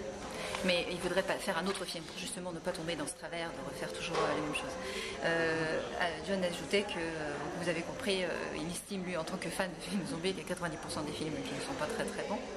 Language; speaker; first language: French; native; French